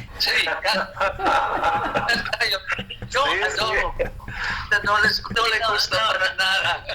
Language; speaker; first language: Spanish; non-native, fluent; English